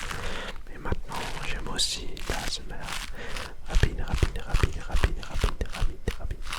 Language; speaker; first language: French; non-native, learner; Dutch